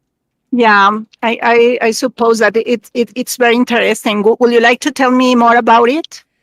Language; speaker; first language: English; non-native, learner; Spanish